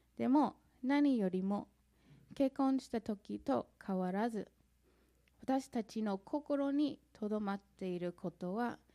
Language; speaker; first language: Japanese; non-native, fluent; English